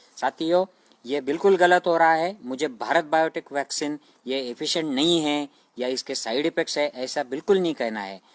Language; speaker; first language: Hindi; non-native, local second language; Marathi